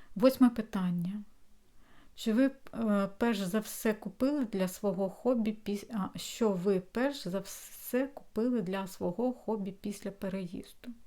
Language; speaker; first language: Ukrainian; non-native, local second language; Russian